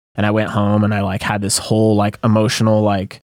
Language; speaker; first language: English; native; English